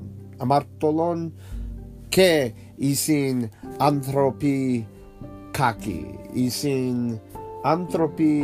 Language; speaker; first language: Greek; non-native, learner; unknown